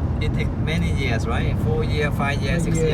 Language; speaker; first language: English; non-native, learner; Thai